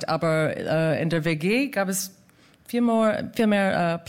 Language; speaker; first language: German; non-native, fluent; English